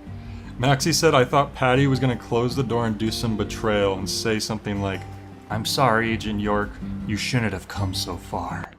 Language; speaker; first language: English; native; English